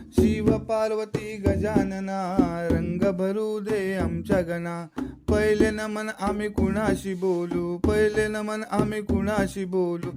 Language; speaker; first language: Marathi; native; Marathi